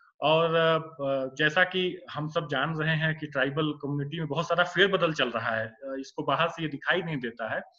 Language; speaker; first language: Hindi; native; Hindi